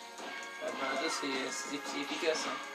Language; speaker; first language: French; native; French